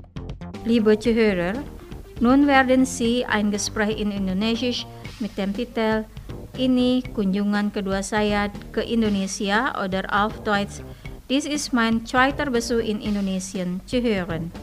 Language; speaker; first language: German; non-native, fluent; Indonesian